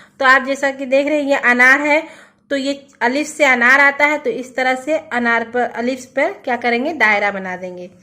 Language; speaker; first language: Hindi; native; Hindi